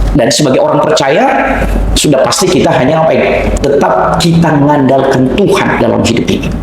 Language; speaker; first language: Indonesian; non-native, local second language; Nias